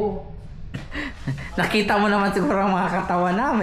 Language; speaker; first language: Filipino; native; Filipino